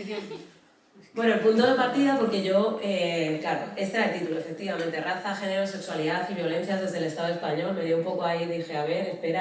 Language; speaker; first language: Spanish; native; Spanish